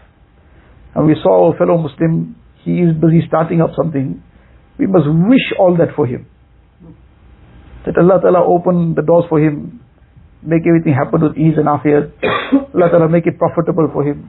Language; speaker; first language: English; native; English